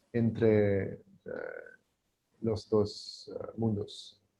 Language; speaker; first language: Spanish; non-native, learner; English